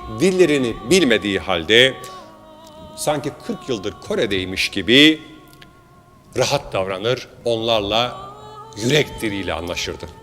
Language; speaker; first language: Turkish; native; Turkish